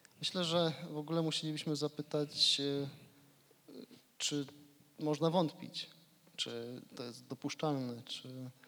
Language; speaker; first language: Polish; native; Polish